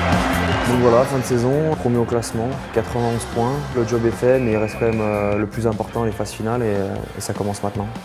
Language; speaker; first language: French; native; French